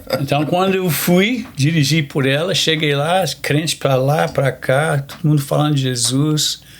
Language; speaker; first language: Portuguese; non-native, fluent; English